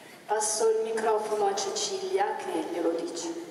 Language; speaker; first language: Italian; native; Italian